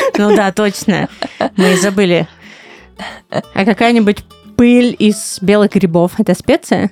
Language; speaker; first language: Russian; native; Russian